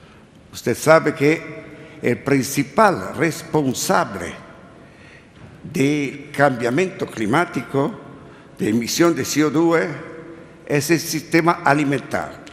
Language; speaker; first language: Spanish; non-native, learner; Italian